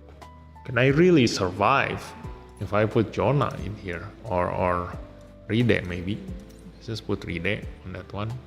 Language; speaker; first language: English; non-native, fluent; Indonesian